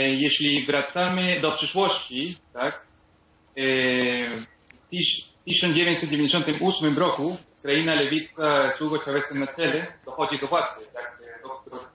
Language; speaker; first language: Polish; non-native, learner; Spanish